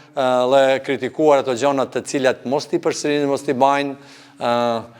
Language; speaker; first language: Albanian; native; Albanian